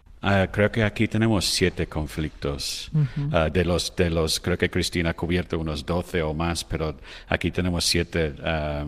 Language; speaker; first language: Spanish; non-native, fluent; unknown